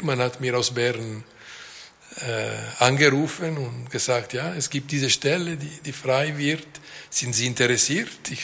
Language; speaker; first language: German; non-native, local second language; French